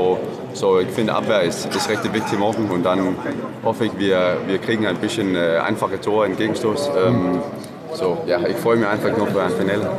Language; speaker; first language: German; non-native, fluent; Danish